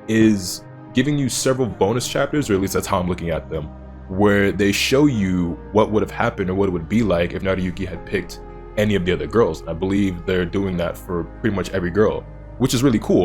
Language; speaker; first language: English; native; English